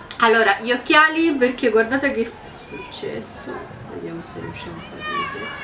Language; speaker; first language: Italian; non-native, fluent; Romanian